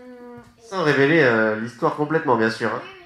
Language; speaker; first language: French; native; French